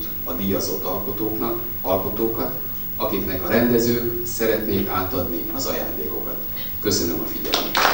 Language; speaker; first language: Hungarian; native; Hungarian